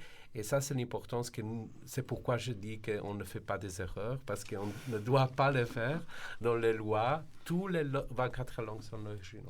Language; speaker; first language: French; non-native, fluent; Slovenian